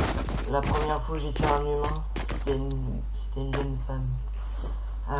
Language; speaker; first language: French; native; French